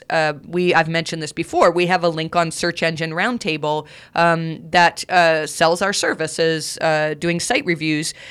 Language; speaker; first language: English; native; English